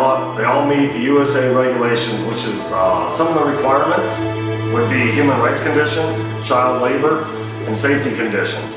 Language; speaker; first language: English; native; English